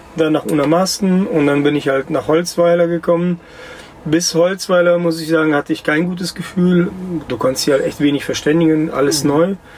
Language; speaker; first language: German; early bilingual, other home language; Russian